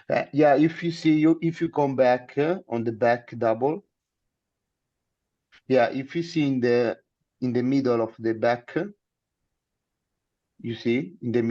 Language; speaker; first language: English; non-native, learner; Italian